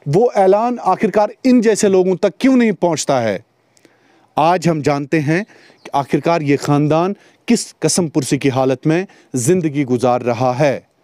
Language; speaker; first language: Hindi; non-native, local second language; Kashmiri